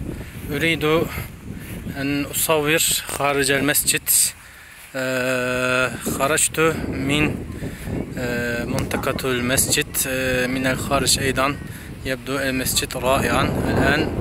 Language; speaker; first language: Arabic; non-native, fluent; Turkish